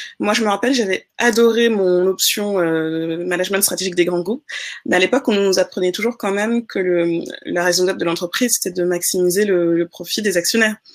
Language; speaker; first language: French; non-native, local second language; Wolof